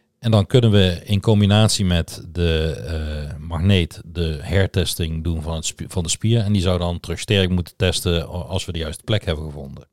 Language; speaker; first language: Dutch; native; Dutch